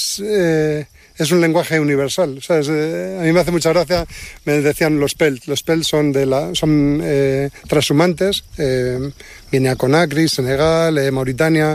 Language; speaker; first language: Spanish; native; Spanish